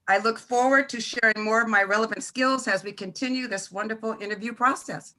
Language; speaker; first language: English; native; English